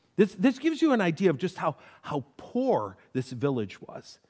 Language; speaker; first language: English; native; English